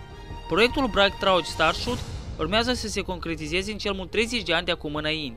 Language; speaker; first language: Romanian; native; Romanian